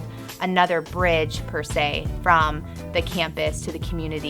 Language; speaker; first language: English; native; English